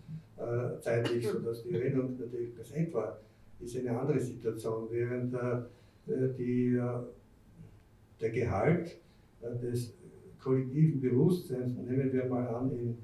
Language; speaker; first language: German; native; German